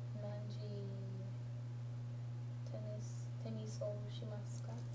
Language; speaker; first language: Japanese; non-native, learner; English